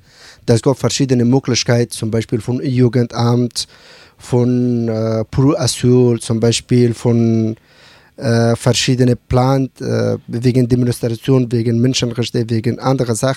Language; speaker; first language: German; non-native, learner; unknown